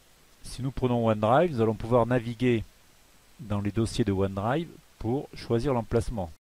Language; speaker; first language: French; native; French